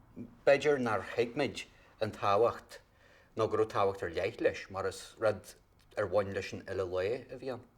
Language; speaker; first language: Irish; native; Irish